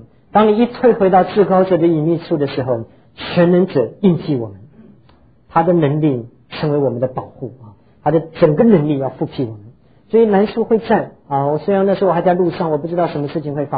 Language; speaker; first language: Chinese; native; Chinese